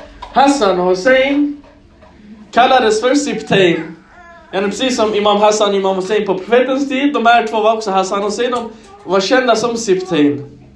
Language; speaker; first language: Swedish; early bilingual, other home language; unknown